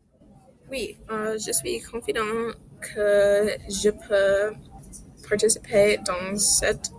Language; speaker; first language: French; non-native, learner; English